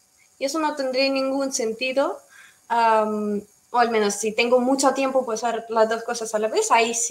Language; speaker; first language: Spanish; non-native, fluent; Russian